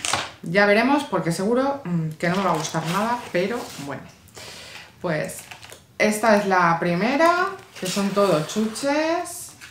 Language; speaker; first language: Spanish; native; Spanish